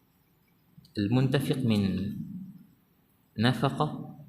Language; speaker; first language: Arabic; non-native, fluent; Malay